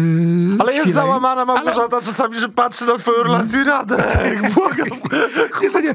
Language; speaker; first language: Polish; native; Polish